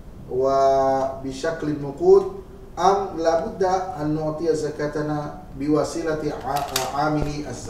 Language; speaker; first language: Arabic; non-native, fluent; Indonesian